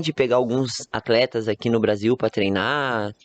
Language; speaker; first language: Portuguese; native; Portuguese